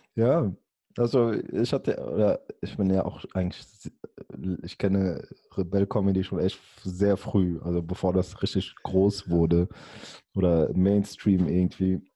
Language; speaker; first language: German; early bilingual, other home language; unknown